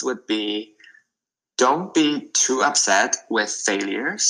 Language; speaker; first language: English; non-native, local second language; Cantonese